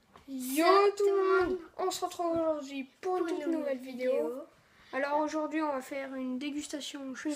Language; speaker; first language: French; native; French